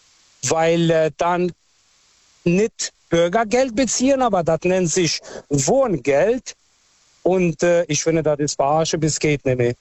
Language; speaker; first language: German; early bilingual, other home language; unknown